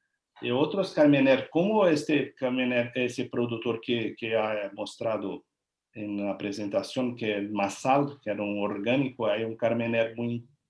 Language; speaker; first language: Spanish; non-native, learner; Portuguese